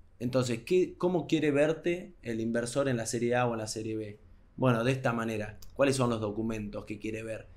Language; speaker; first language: Spanish; native; Spanish